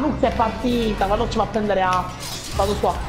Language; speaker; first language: Italian; native; Italian